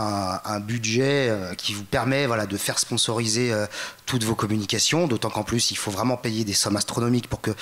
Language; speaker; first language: French; native; French